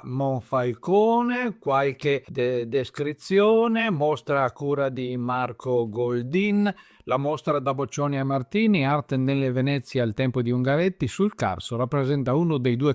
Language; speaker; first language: Italian; native; Italian